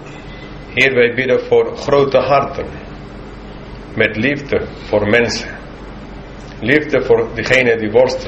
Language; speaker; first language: Dutch; non-native, fluent; English